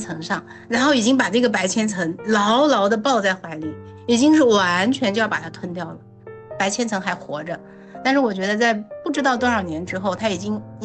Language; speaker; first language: Chinese; native; Chinese